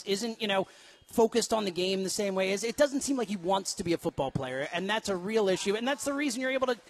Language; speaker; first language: English; native; English